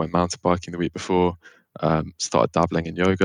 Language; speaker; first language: English; native; English